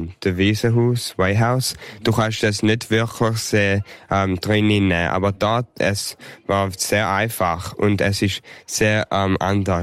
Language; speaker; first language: German; early bilingual, heritage; English